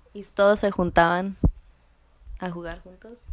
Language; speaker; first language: Spanish; early bilingual, other home language; English